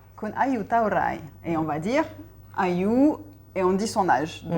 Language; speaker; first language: French; native; French